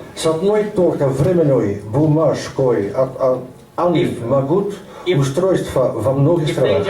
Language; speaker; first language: Russian; non-native, learner; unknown